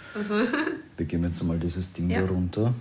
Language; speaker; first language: German; native; German